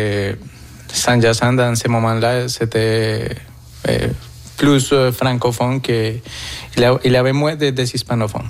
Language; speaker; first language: French; non-native, fluent; Spanish